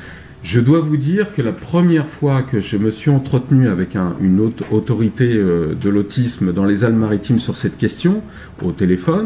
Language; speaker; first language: French; native; French